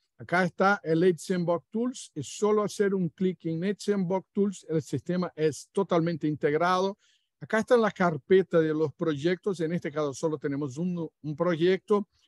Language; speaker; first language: Spanish; non-native, fluent; Portuguese